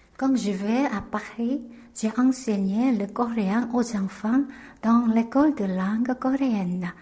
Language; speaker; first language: French; non-native, fluent; Korean